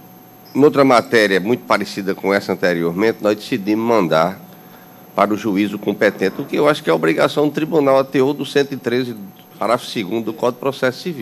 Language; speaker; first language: Portuguese; native; Portuguese